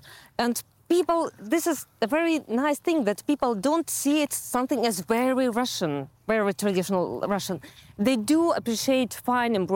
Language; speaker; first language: English; non-native, fluent; Russian